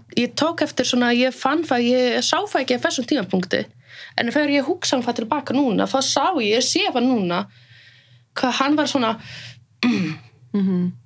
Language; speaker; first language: Icelandic; non-native, fluent; Polish